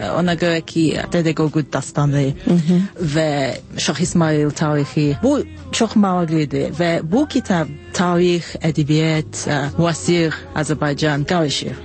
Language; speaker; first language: Azerbaijani; non-native, learner; English